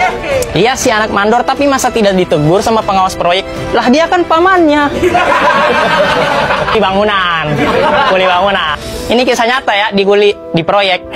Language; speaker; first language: Indonesian; native; Indonesian